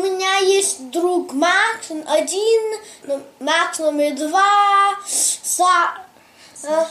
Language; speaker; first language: Russian; early bilingual, heritage; English